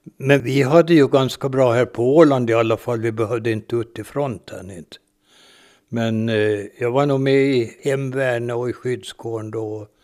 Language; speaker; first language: Swedish; native; Swedish